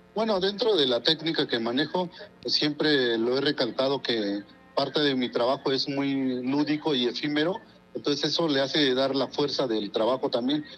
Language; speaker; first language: Spanish; non-native, local second language; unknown